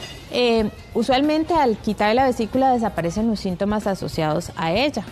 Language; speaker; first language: Spanish; native; Spanish